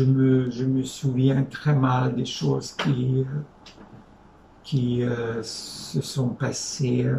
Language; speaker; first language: French; non-native, fluent; Hungarian